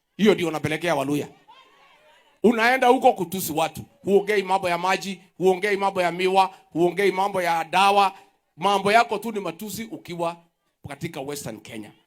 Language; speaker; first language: Swahili; non-native, local second language; Kikuyu